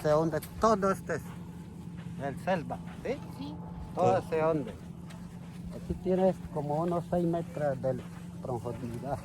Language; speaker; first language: Spanish; non-native, local second language; Ticuna